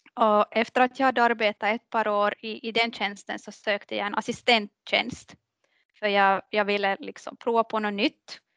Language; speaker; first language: Swedish; native; Swedish